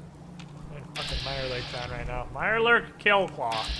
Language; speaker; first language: English; native; English